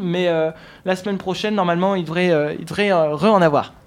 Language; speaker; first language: French; native; French